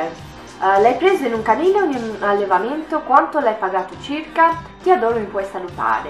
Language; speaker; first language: Italian; native; Italian